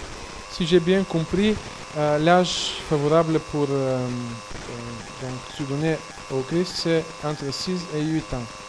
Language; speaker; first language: French; non-native, fluent; Bulgarian